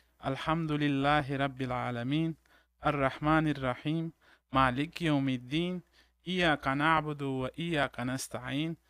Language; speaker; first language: Portuguese; non-native, learner; Arabic